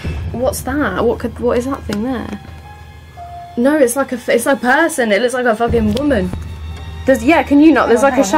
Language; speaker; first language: English; native; English